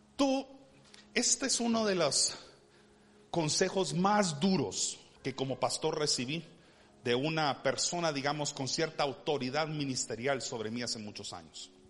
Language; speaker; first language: Spanish; early bilingual, heritage; Spanish